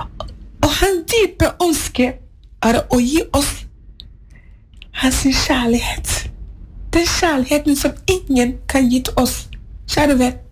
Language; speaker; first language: Swedish; non-native, learner; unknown